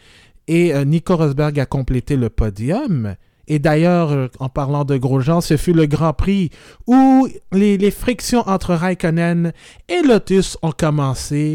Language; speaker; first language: French; native; French